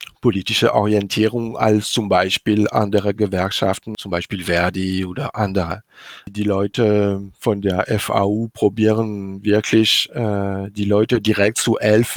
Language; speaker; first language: German; non-native, learner; French